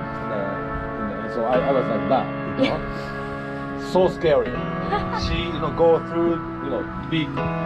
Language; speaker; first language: English; non-native, learner; Japanese